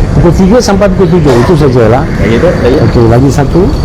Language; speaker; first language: Malay; native; Malay